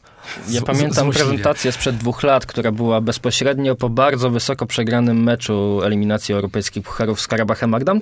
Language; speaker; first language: Polish; native; Polish